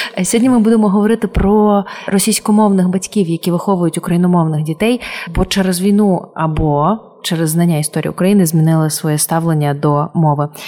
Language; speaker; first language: Ukrainian; non-native, local second language; Russian